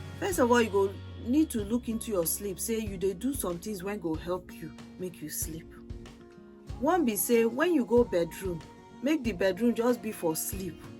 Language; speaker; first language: Nigerian Pidgin; non-native, local second language; Yoruba